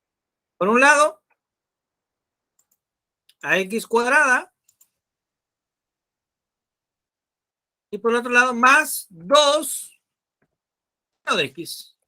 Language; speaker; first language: Spanish; native; Spanish